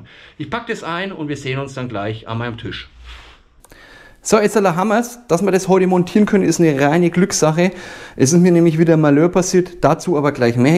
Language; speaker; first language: German; native; German